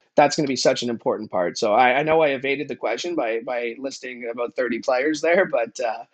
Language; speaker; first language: English; native; English